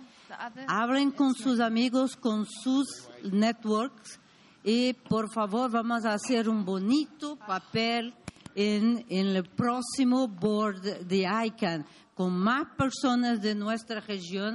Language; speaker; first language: Spanish; non-native, learner; Portuguese